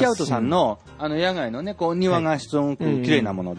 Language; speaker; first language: Japanese; native; Japanese